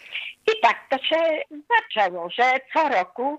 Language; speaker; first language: Polish; non-native, fluent; Hungarian